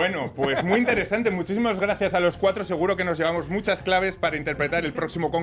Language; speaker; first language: Spanish; native; Spanish